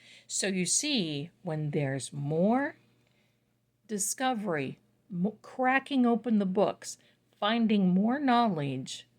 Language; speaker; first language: English; native; English